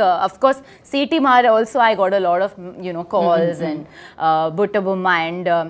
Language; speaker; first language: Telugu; non-native, learner; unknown